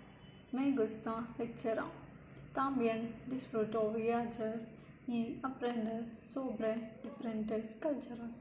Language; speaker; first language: Spanish; non-native, learner; Telugu